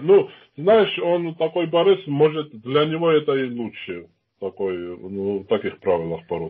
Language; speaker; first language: Russian; non-native, fluent; Georgian